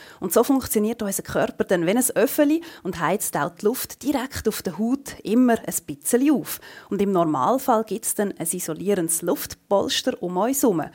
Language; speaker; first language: German; native; German